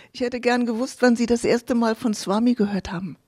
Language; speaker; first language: German; native; German